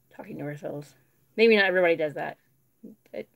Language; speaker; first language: English; native; English